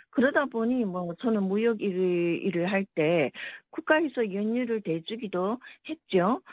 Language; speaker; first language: Korean; native; Korean